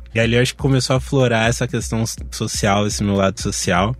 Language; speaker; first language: Portuguese; native; Portuguese